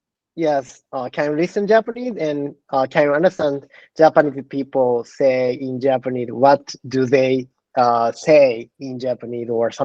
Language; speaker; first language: English; non-native, learner; Japanese